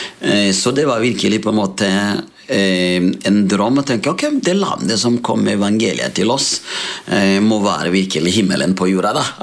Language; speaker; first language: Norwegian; non-native, fluent; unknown